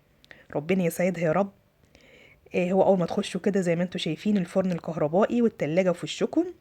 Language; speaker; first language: Arabic; native; Arabic